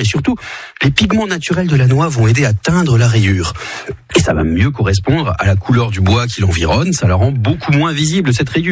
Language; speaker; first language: French; native; French